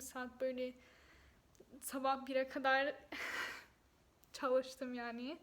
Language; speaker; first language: Turkish; non-native, fluent; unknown